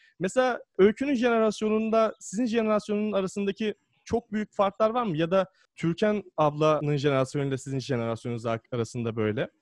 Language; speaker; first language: Turkish; native; Turkish